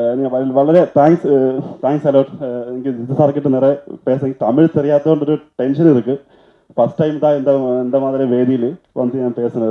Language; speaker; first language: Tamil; non-native, learner; Malayalam